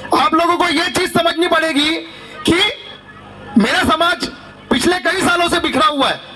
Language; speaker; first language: Hindi; non-native, local second language; Marathi